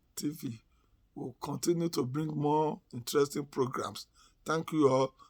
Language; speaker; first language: English; non-native, local second language; Yoruba